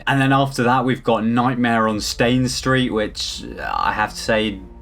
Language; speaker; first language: English; native; English